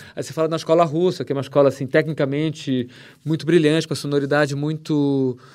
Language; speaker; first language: Portuguese; native; Portuguese